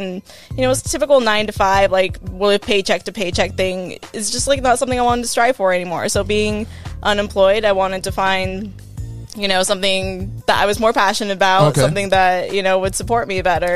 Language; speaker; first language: English; native; English